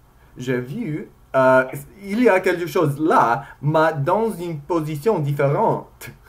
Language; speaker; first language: French; non-native, learner; English